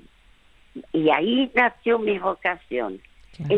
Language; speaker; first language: Spanish; early bilingual, other home language; French